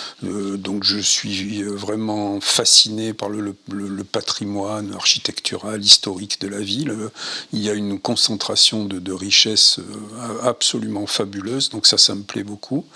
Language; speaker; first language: French; native; French